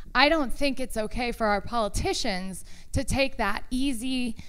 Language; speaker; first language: English; native; English